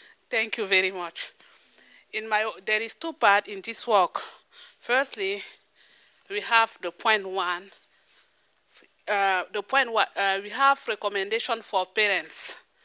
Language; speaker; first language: English; non-native, learner; French